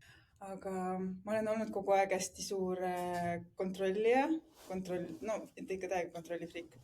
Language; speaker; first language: Estonian; native; Estonian